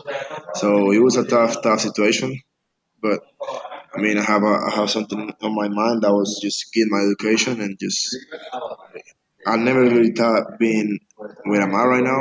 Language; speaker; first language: English; non-native, fluent; Spanish